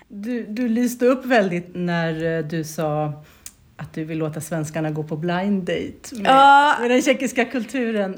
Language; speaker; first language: Swedish; native; Swedish